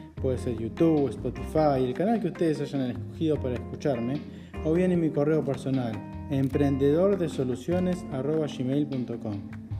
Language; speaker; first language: Spanish; native; Spanish